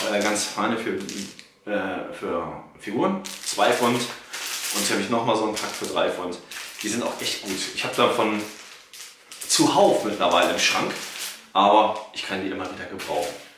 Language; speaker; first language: German; native; German